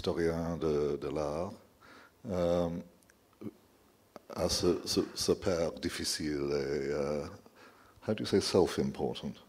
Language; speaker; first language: French; non-native, fluent; English